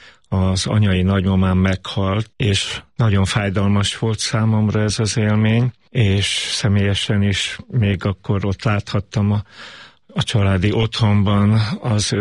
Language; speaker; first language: Hungarian; native; Hungarian